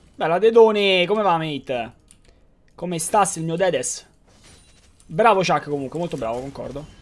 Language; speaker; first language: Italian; native; Italian